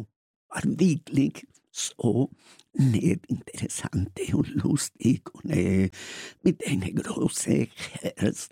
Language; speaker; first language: German; non-native, learner; Spanish